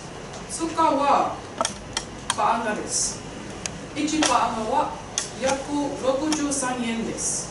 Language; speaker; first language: Japanese; non-native, learner; Tongan